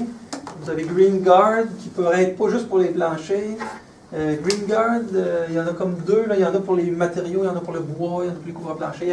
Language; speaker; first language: French; native; French